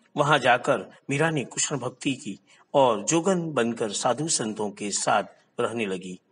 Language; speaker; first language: Hindi; non-native, local second language; Gujarati